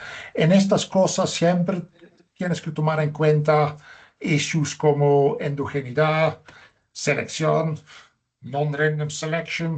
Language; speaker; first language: Spanish; non-native, fluent; Dutch